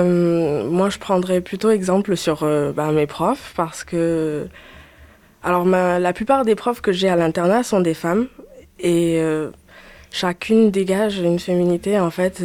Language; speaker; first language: French; early bilingual, other home language; Chinese